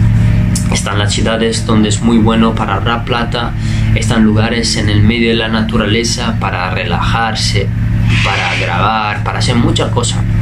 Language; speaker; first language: Spanish; non-native, fluent; Italian